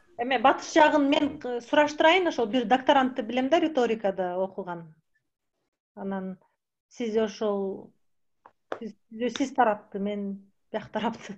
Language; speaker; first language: Kyrgyz; native; Kyrgyz